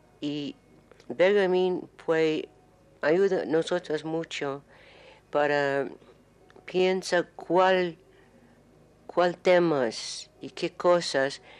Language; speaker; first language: Spanish; non-native, learner; English